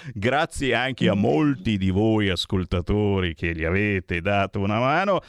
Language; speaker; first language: Italian; native; Italian